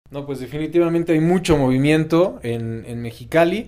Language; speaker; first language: Spanish; native; Spanish